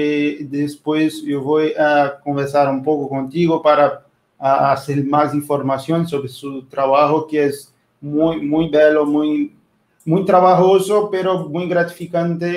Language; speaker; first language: Spanish; non-native, fluent; Portuguese